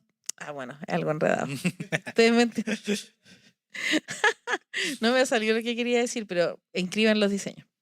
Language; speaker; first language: Spanish; native; Spanish